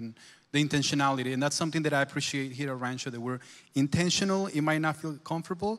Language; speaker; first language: English; non-native, fluent; Spanish